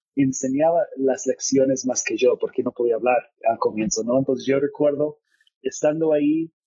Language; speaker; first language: Spanish; non-native, fluent; English